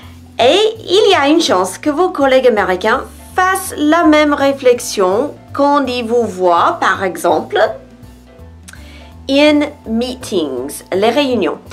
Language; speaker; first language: French; non-native, fluent; English